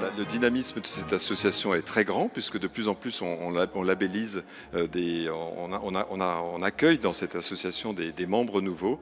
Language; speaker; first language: French; native; French